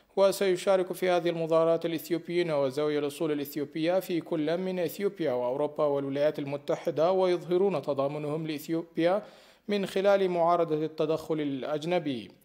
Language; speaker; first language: Arabic; non-native, fluent; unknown